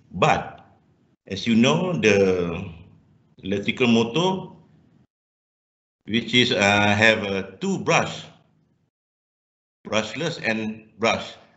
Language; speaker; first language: English; non-native, local second language; Malay